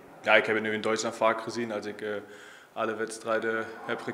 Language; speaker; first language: Dutch; non-native, fluent; German